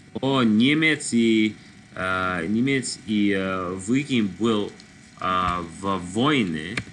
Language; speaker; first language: Russian; non-native, learner; English